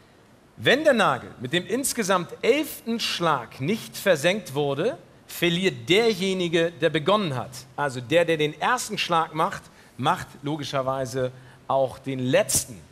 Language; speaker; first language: German; native; German